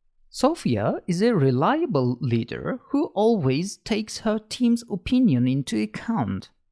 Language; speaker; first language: English; non-native, fluent; Turkish